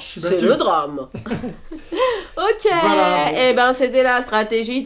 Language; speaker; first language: French; native; French